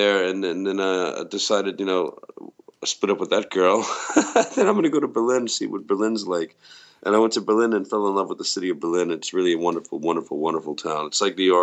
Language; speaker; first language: English; native; English